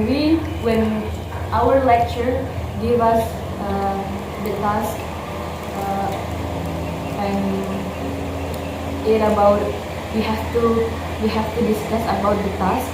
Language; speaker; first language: English; non-native, learner; Indonesian